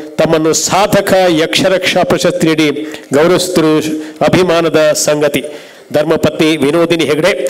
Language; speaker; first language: Kannada; non-native, local second language; Tulu